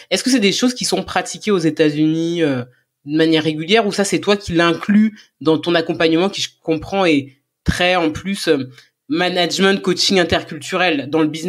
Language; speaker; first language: French; native; French